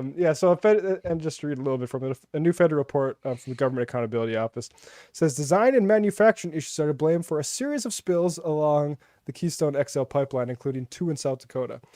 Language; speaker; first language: English; native; English